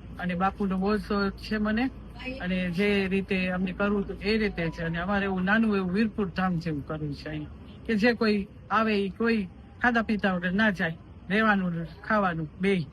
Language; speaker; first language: Gujarati; early bilingual, heritage; Gujarati